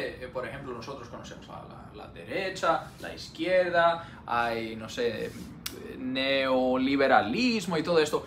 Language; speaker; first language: Spanish; non-native, learner; Greek